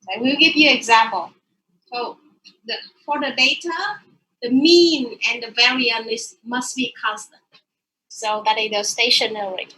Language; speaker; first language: English; non-native, learner; Vietnamese